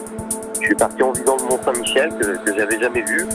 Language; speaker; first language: French; native; French